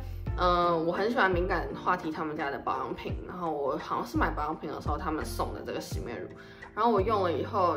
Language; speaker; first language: Chinese; native; Chinese